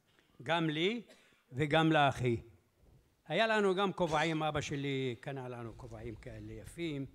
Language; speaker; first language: Hebrew; early bilingual, other home language; Arabic